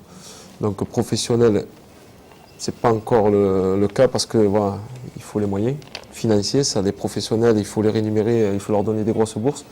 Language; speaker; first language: French; native; French